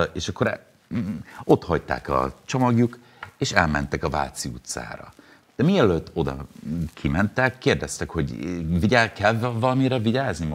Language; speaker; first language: Hungarian; non-native, fluent; English